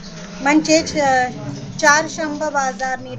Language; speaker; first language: Persian; non-native, learner; Urdu